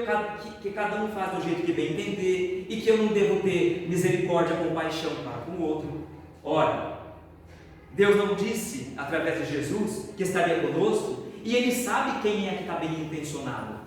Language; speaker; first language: Portuguese; native; Portuguese